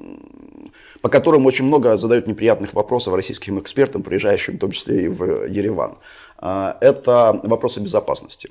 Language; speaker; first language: Russian; native; Russian